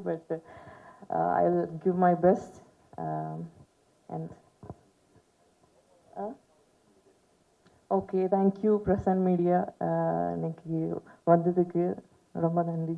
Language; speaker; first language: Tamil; non-native, learner; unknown